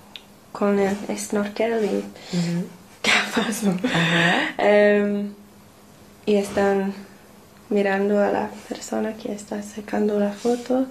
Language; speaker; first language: Spanish; non-native, learner; English